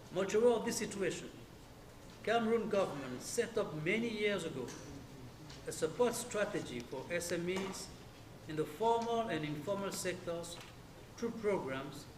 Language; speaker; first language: English; non-native, local second language; French